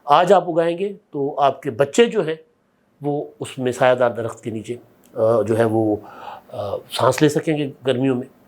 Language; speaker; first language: Urdu; non-native, local second language; Sindhi